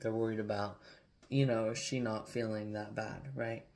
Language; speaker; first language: English; native; English